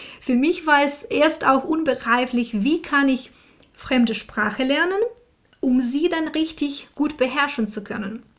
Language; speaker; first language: German; non-native, fluent; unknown